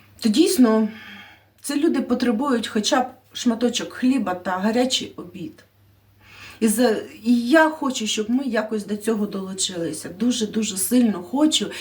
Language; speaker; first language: Ukrainian; native; Ukrainian